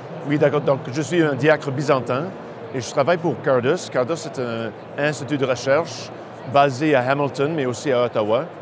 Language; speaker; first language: French; non-native, local second language; English